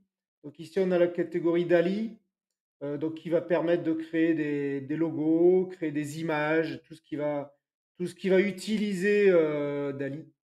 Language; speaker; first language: French; native; French